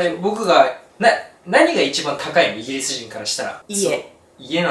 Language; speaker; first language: Japanese; native; Japanese